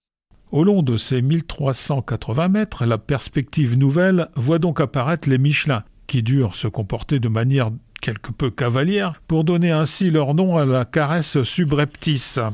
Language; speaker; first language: French; native; French